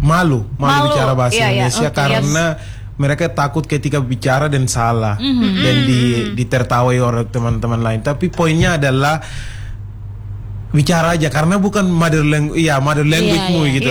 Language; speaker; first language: Indonesian; non-native, fluent; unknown